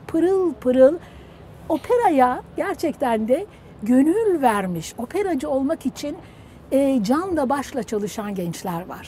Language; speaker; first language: Turkish; native; Turkish